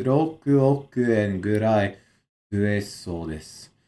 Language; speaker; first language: Japanese; non-native, learner; English